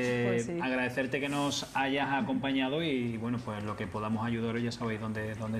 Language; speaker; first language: Spanish; native; Spanish